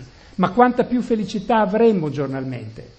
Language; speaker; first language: Italian; native; Italian